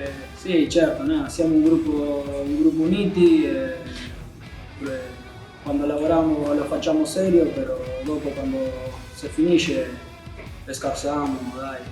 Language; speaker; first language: Italian; non-native, learner; Spanish